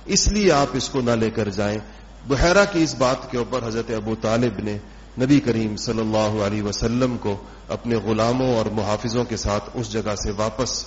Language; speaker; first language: Urdu; non-native, local second language; Pashto